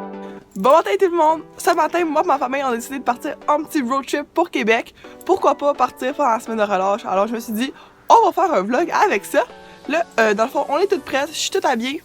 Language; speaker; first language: French; native; French